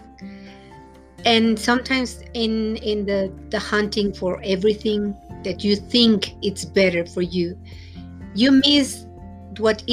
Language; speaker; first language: English; non-native, fluent; Spanish